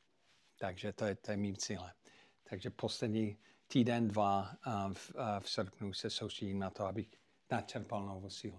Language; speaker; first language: Czech; non-native, fluent; English